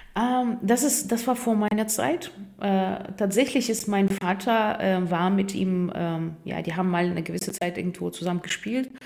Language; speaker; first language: German; non-native, fluent; Russian